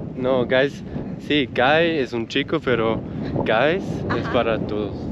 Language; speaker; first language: Spanish; non-native, learner; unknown